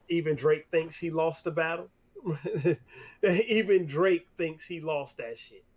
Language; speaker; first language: English; native; English